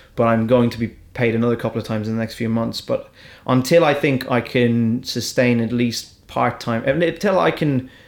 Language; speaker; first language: English; native; English